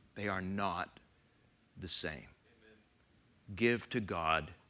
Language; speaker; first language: English; native; English